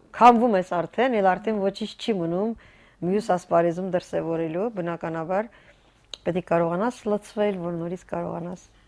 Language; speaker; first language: Armenian; native; Armenian